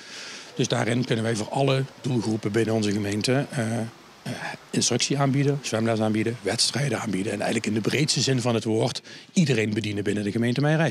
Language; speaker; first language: Dutch; native; Dutch